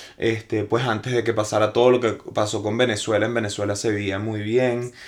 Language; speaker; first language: Spanish; native; Spanish